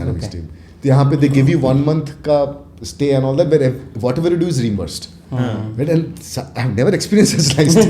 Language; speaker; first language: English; non-native, local second language; Hindi